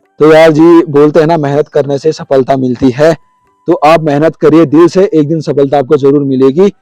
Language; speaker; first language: Hindi; native; Hindi